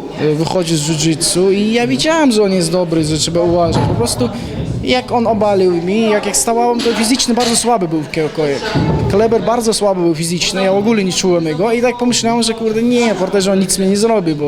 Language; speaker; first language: Polish; non-native, learner; Chechen